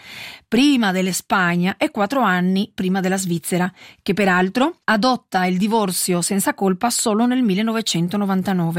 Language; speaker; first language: Italian; native; Italian